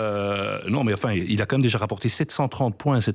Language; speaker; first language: French; native; French